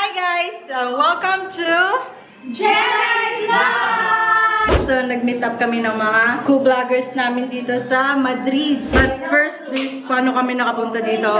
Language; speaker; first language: Filipino; non-native, local second language; Iloko